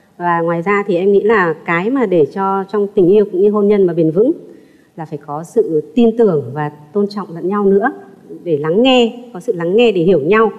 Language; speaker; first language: Vietnamese; native; Vietnamese